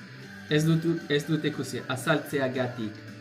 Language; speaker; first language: Basque; non-native, learner; English